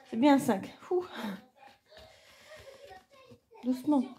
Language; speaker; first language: French; native; French